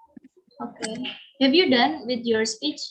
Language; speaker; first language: English; non-native, learner; Indonesian